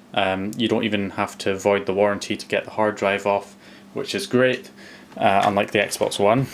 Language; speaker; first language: English; native; English